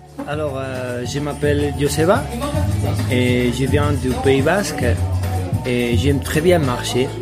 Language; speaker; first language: French; non-native, learner; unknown